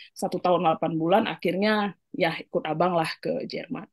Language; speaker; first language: Indonesian; non-native, local second language; Achinese